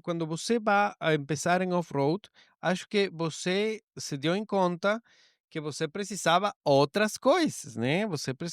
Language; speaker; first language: Portuguese; non-native, learner; Spanish